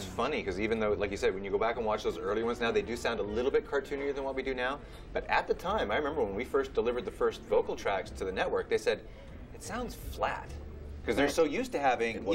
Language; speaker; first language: English; native; English